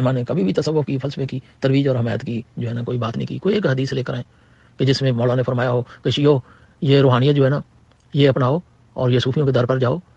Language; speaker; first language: Urdu; non-native, local second language; Punjabi